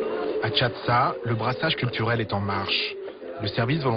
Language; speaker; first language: French; native; French